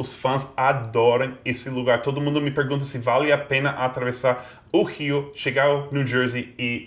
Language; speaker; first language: Portuguese; non-native, fluent; English